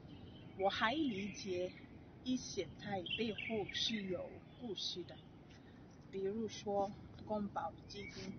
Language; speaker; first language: Chinese; non-native, learner; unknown